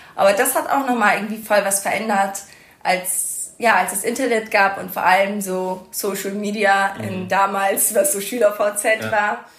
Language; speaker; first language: German; early bilingual, other home language; Persian